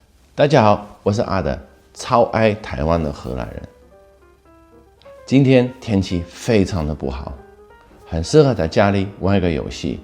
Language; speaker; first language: Chinese; non-native, fluent; Dutch